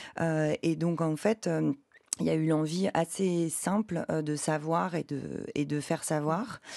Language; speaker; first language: French; native; French